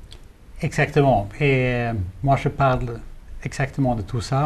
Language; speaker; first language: French; non-native, fluent; Swedish